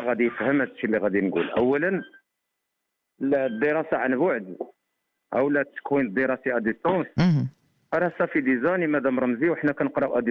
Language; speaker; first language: Arabic; native; Arabic